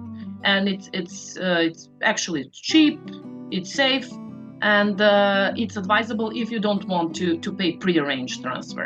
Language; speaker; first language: English; non-native, fluent; Serbian